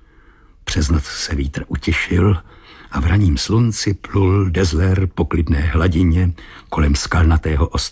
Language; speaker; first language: Czech; native; Czech